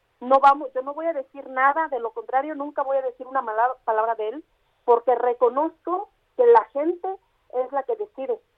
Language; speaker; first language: Spanish; native; Spanish